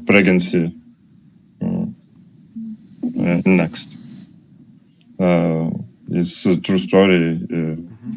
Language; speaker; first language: English; non-native, learner; Russian